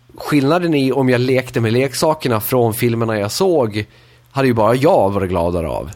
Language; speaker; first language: Swedish; native; Swedish